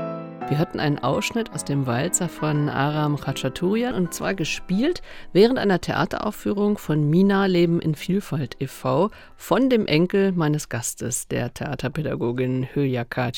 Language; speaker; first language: German; native; German